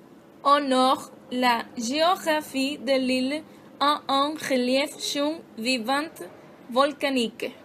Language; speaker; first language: French; non-native, learner; Spanish